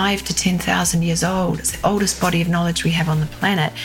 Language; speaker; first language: English; native; English